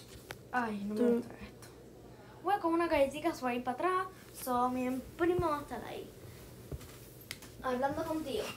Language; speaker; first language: Spanish; early bilingual, heritage; Spanish